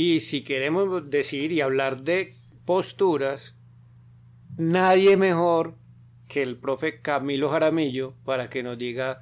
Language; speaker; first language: Spanish; native; Spanish